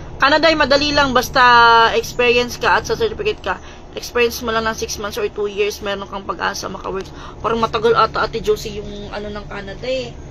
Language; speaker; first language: Filipino; non-native, local second language; Cebuano